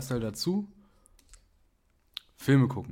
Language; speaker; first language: German; native; German